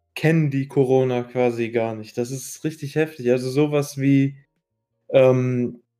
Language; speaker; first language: German; early bilingual, other home language; Arabic